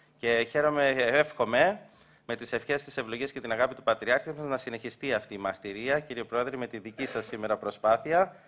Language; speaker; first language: Greek; early bilingual, heritage; Greek